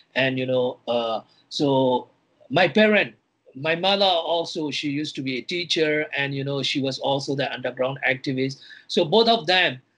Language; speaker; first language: English; non-native, fluent; Burmese